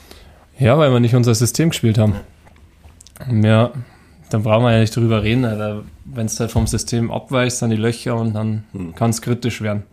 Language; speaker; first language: German; native; German